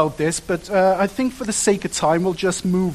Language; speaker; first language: English; native; English